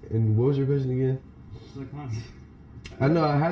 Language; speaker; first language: English; native; English